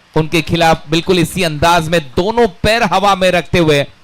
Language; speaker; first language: Hindi; non-native, local second language; Marathi